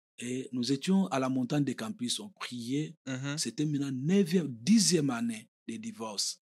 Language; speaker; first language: French; non-native, local second language; Lingala